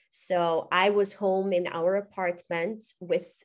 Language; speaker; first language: English; non-native, fluent; Swedish